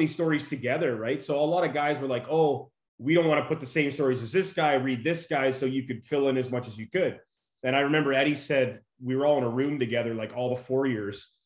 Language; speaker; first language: English; native; English